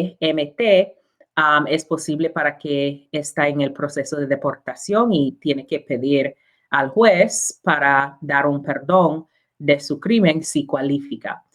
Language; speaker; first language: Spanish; non-native, learner; English